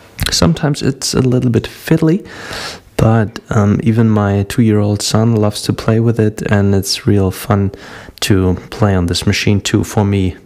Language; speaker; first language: English; non-native, fluent; German